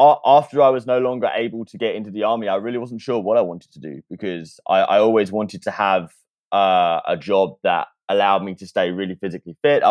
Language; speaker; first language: English; native; English